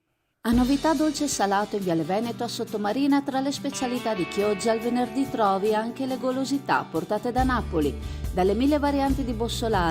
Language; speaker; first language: Italian; native; Italian